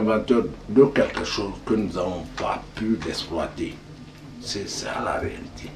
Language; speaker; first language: French; non-native, local second language; Mandingo